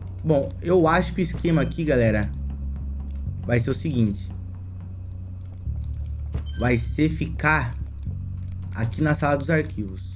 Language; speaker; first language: Portuguese; native; Portuguese